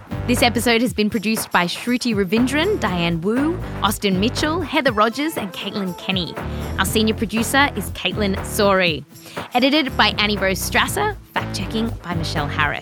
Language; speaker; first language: English; native; English